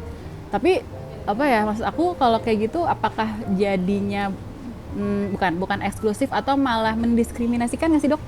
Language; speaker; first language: Indonesian; native; Indonesian